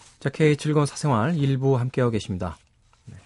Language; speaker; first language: Korean; native; Korean